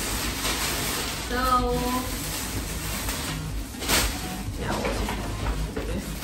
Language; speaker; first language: English; non-native, fluent; Indonesian